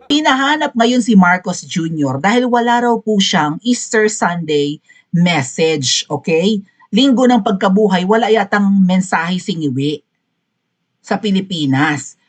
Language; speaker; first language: Filipino; non-native, local second language; Cebuano